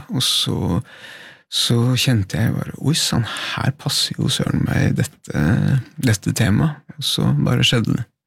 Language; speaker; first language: Norwegian; native; Norwegian